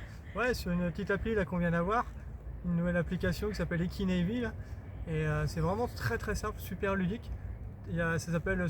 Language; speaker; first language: French; native; French